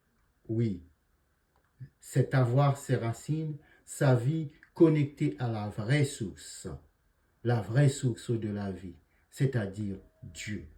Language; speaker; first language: French; native; French